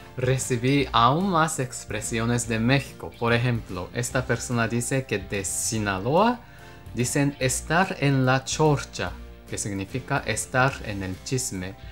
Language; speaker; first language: Spanish; non-native, fluent; Japanese